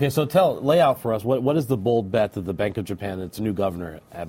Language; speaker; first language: English; native; English